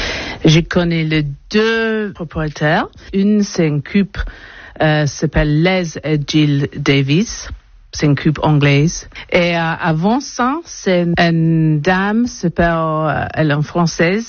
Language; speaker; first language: French; non-native, learner; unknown